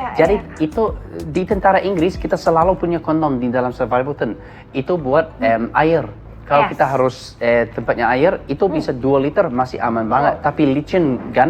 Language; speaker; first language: Indonesian; non-native, learner; English